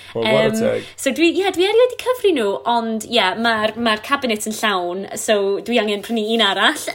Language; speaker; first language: Welsh; non-native, local second language; English